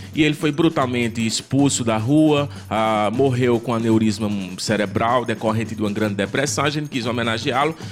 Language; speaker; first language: Portuguese; native; Portuguese